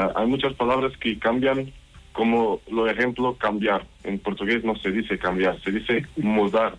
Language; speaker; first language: Spanish; non-native, learner; Portuguese